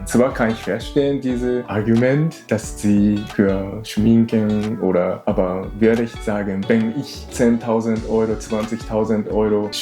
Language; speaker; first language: German; non-native, learner; Japanese